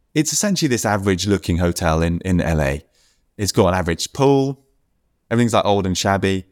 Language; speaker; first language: English; native; English